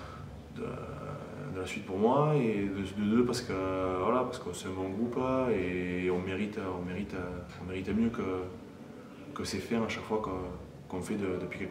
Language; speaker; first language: French; native; French